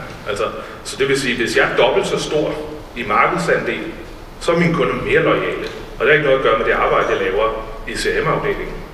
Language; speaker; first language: Danish; native; Danish